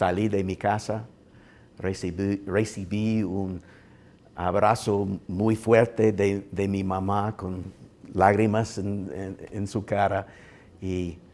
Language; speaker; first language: Spanish; non-native, learner; English